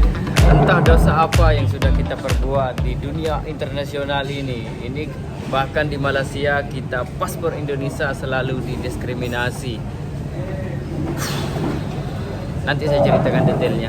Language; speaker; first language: Indonesian; non-native, local second language; Sasak